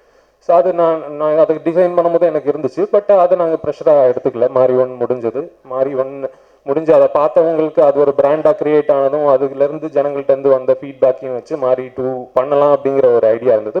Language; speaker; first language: Tamil; native; Tamil